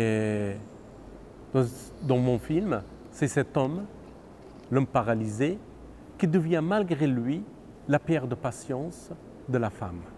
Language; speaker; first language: French; non-native, fluent; Persian